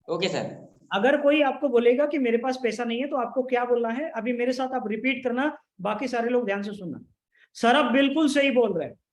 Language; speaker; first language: Hindi; native; Hindi